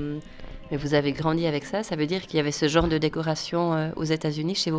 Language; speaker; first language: French; native; French